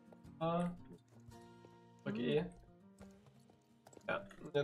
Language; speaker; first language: German; native; German